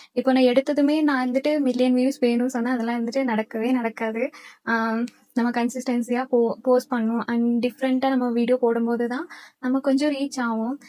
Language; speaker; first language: Tamil; non-native, local second language; Malayalam